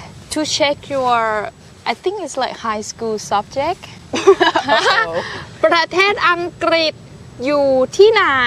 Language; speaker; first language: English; non-native, learner; Thai